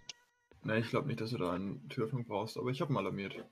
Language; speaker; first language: German; native; German